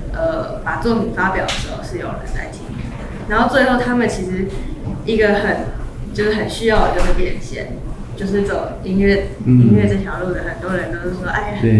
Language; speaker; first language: Chinese; native; Chinese